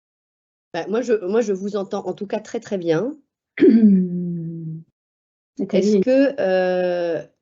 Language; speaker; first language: French; native; French